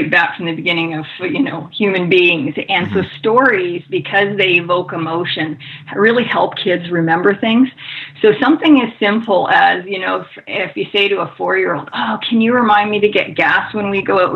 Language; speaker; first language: English; native; English